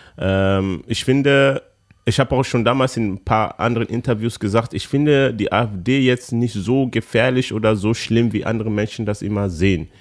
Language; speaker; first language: German; early bilingual, other home language; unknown